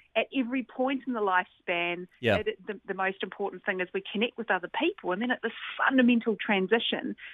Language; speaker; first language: English; native; English